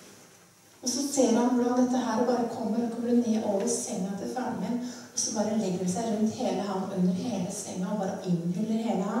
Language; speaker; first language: Norwegian; native; Norwegian